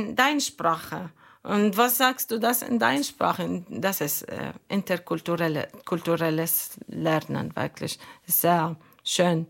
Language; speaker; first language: German; non-native, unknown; Arabic